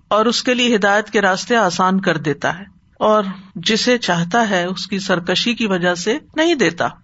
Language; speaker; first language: Urdu; native; Urdu